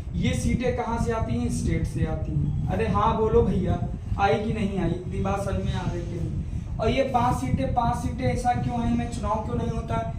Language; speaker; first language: Hindi; native; Hindi